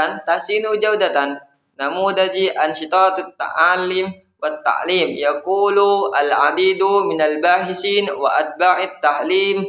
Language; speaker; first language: Arabic; non-native, learner; Indonesian